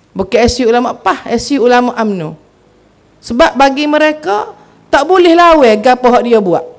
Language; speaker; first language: Malay; native; Malay